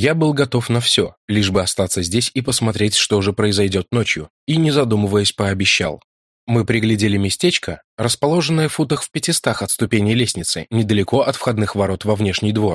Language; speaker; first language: Russian; native; Russian